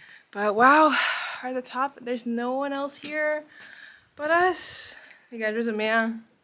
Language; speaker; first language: English; early bilingual, other home language; Chinese